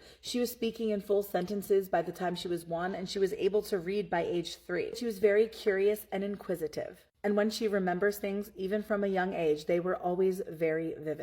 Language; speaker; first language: English; native; English